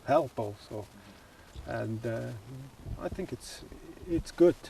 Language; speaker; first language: English; non-native, learner; Swiss German